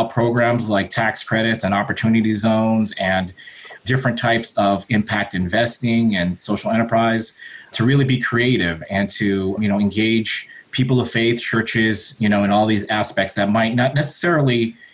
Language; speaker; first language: English; native; English